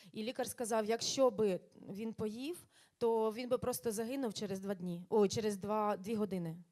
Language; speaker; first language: Ukrainian; non-native, local second language; Russian